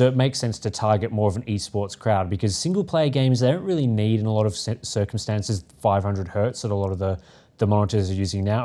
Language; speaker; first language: English; native; English